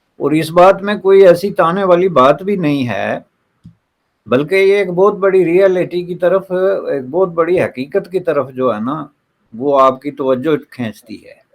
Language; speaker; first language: Urdu; non-native, local second language; Pahari-Potwari